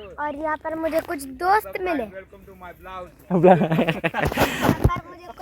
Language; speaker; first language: Hindi; non-native, local second language; Marathi